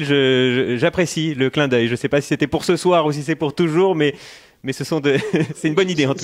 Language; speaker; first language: French; native; French